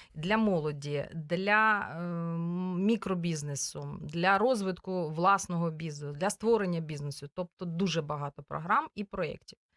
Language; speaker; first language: Ukrainian; native; Ukrainian